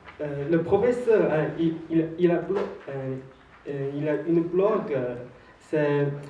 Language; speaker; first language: French; non-native, learner; Chinese